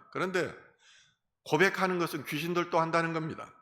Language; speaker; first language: Korean; native; Korean